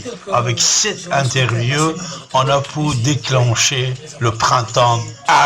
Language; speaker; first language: French; non-native, fluent; Persian